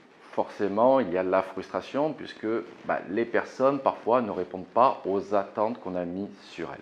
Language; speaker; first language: French; native; French